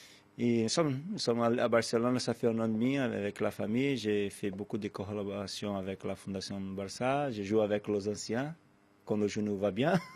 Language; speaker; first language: French; non-native, fluent; Portuguese